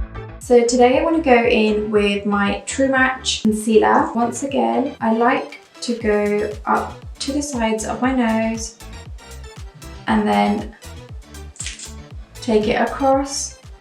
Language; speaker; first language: English; native; English